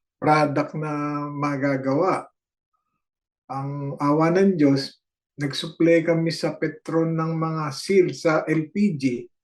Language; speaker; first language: Filipino; native; Filipino